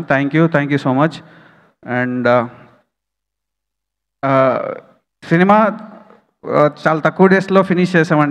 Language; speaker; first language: Telugu; native; Telugu